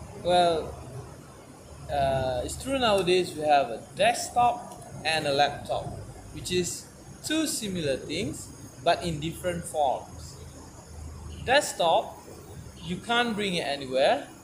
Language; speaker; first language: English; non-native, learner; Malay